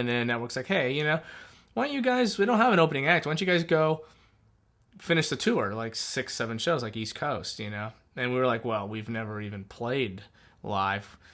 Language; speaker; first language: English; native; English